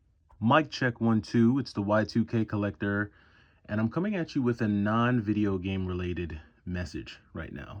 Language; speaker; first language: English; native; English